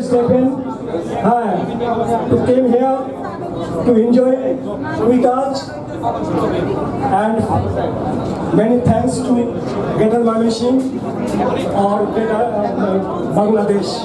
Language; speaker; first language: English; non-native, fluent; Bangla